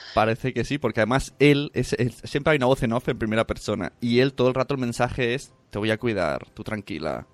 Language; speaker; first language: Spanish; native; Spanish